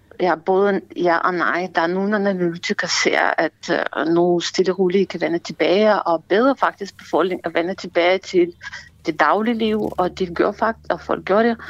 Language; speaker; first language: Danish; non-native, fluent; Ukrainian